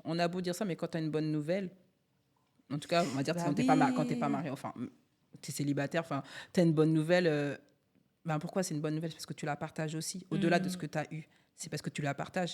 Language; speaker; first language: French; native; French